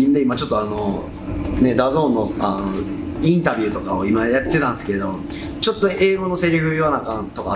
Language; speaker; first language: Japanese; native; Japanese